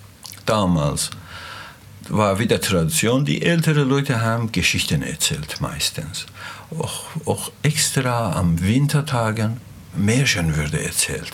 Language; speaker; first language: German; non-native, fluent; Azerbaijani